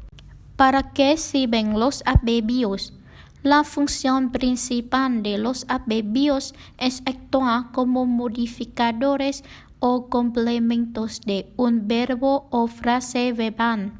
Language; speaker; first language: Spanish; non-native, learner; Vietnamese